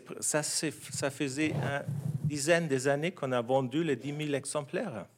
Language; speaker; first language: French; non-native, fluent; German